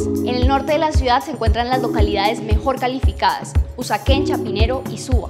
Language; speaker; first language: Spanish; native; Spanish